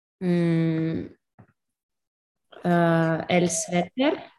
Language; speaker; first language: Spanish; non-native, learner; English